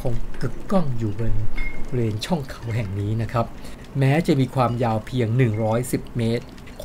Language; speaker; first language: Thai; native; Thai